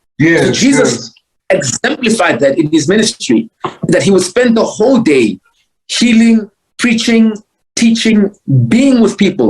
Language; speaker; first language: English; non-native, local second language; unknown